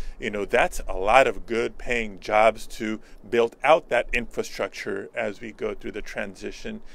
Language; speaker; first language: English; early bilingual, other home language; Spanish